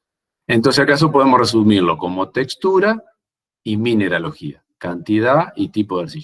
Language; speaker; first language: Spanish; native; Spanish